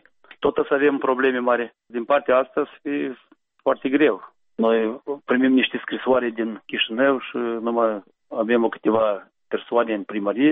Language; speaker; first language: Romanian; non-native, local second language; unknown